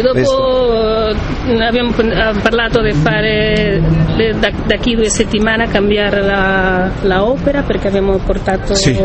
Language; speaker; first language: Italian; non-native, learner; Spanish